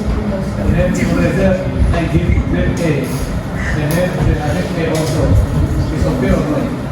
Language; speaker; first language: English; non-native, learner; Indonesian